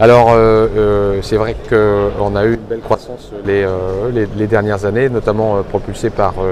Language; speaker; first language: French; native; French